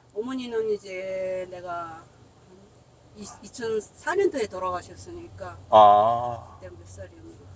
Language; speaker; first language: Korean; native; Korean